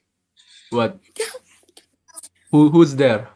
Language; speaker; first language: English; non-native, learner; Indonesian